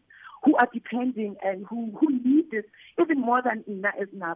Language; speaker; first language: English; non-native, local second language; Southern Sotho